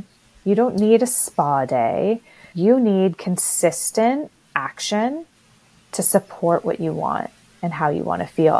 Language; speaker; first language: English; native; English